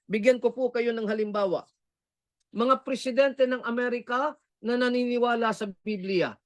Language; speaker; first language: Filipino; non-native, local second language; Cebuano